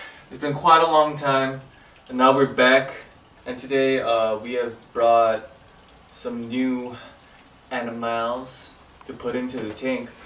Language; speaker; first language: English; early bilingual, other home language; Korean